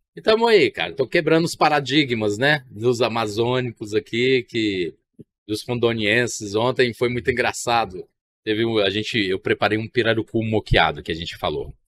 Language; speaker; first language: Portuguese; native; Portuguese